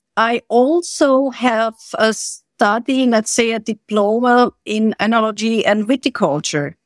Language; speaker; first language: English; non-native, fluent; German